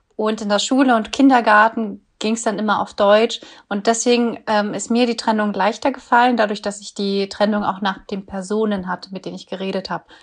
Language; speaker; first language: German; early bilingual, other home language; Russian